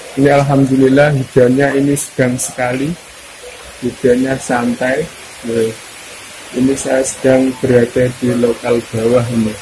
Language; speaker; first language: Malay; non-native, local second language; Javanese